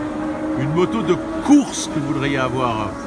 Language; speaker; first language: French; native; French